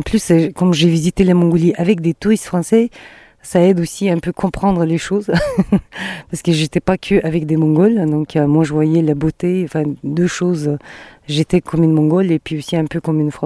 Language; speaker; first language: French; non-native, fluent; Mongolian